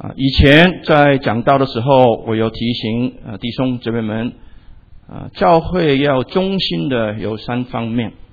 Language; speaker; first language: Chinese; non-native, local second language; Cantonese